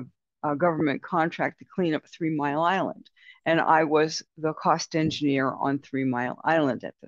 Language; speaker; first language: English; native; English